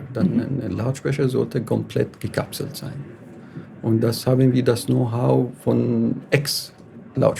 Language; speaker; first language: German; non-native, fluent; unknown